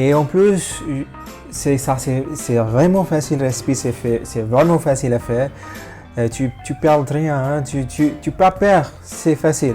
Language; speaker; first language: French; non-native, fluent; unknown